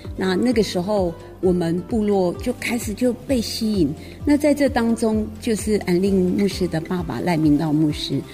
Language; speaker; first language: Chinese; native; Chinese